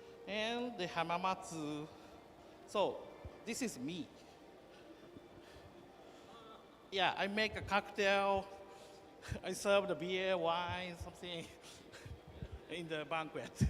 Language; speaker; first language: English; non-native, learner; Japanese